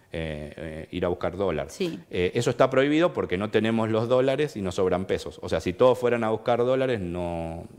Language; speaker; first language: Spanish; native; Spanish